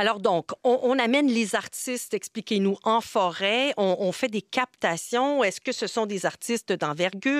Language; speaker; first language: French; native; French